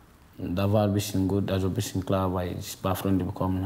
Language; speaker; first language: German; non-native, fluent; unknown